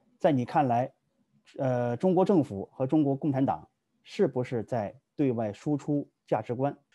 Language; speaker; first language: Chinese; native; Chinese